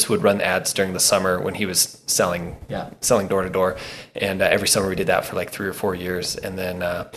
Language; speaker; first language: English; native; English